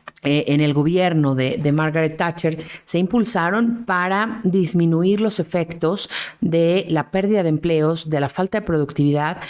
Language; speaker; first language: Spanish; native; Spanish